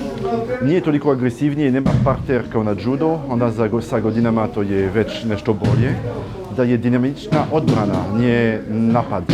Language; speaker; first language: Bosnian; non-native, learner; French